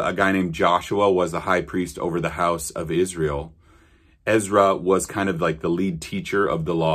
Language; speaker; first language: English; native; English